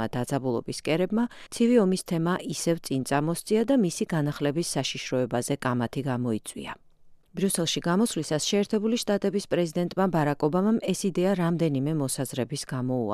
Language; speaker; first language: Georgian; native; Georgian